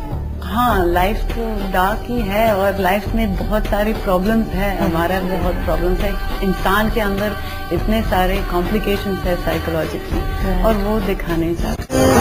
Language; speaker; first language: Hindi; non-native, local second language; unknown